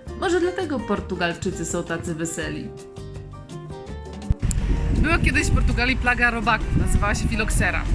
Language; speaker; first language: Polish; native; Polish